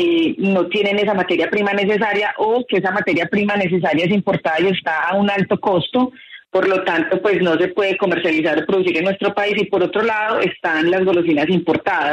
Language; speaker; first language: Spanish; native; Spanish